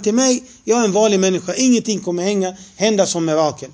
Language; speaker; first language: Swedish; non-native, fluent; Arabic